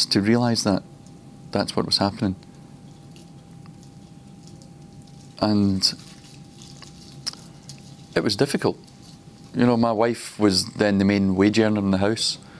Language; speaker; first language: English; native; English